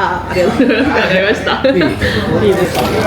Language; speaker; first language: Japanese; non-native, fluent; Korean